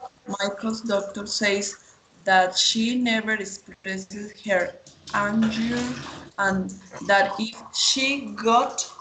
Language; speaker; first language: English; non-native, learner; Spanish